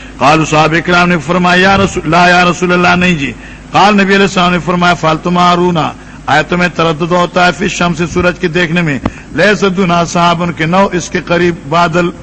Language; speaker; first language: Urdu; non-native, local second language; Northern Hindko